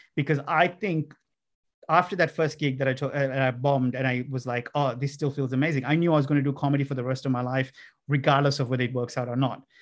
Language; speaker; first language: English; non-native, local second language; Sinhala